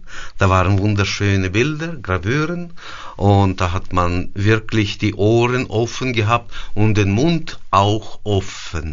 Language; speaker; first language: German; early bilingual, heritage; German